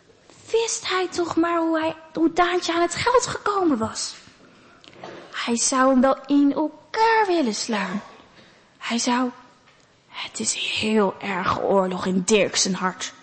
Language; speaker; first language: Dutch; native; Dutch